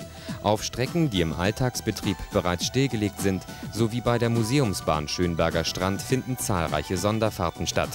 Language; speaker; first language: German; native; German